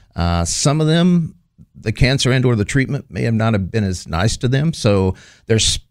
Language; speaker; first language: English; native; English